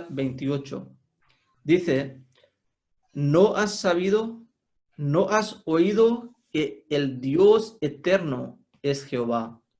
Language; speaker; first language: Spanish; non-native, fluent; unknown